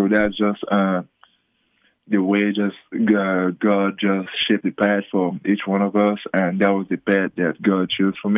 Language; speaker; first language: English; non-native, local second language; French